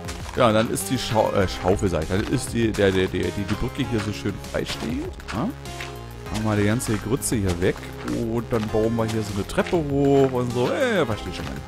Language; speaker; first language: German; native; German